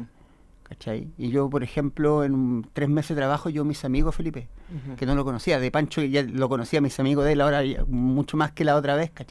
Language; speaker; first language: Spanish; native; Spanish